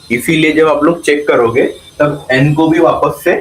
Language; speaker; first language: Hindi; non-native, local second language; Marathi